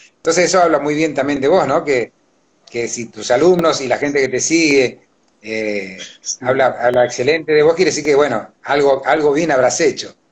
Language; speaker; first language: Spanish; native; Spanish